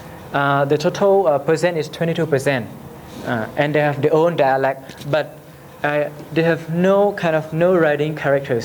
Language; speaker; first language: English; non-native, learner; Lao